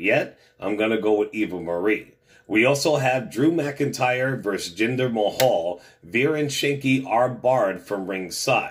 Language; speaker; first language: English; native; English